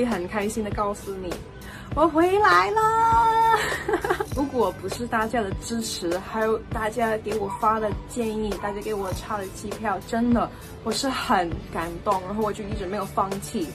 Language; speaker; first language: Chinese; early bilingual, other home language; English